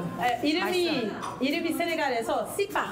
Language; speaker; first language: Korean; non-native, learner; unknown